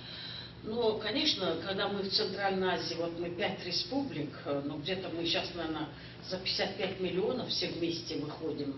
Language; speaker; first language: Russian; non-native, local second language; Kyrgyz